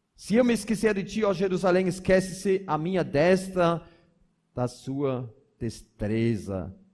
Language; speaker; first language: Portuguese; non-native, fluent; German